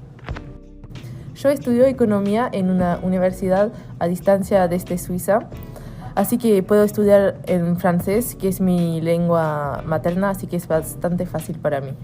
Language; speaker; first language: Spanish; early bilingual, heritage; Spanish